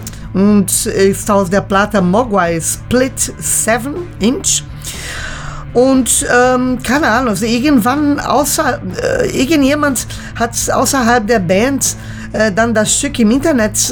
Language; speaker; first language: German; native; German